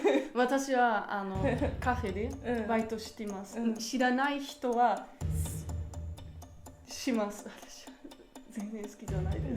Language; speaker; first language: Japanese; non-native, learner; German